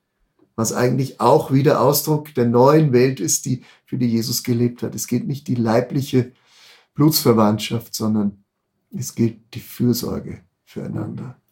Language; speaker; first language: German; native; German